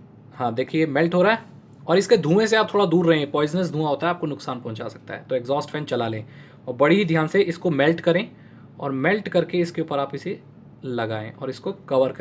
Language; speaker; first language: Hindi; native; Hindi